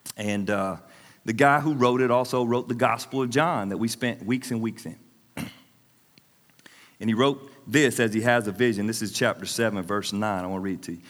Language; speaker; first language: English; native; English